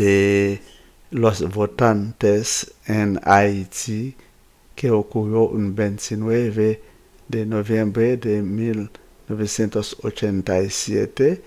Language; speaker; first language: Spanish; non-native, fluent; Haitian Creole